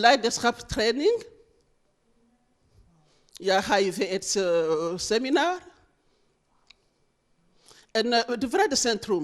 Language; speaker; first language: Dutch; non-native, learner; Rundi